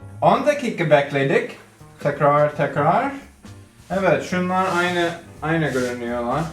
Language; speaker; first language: Turkish; non-native, learner; English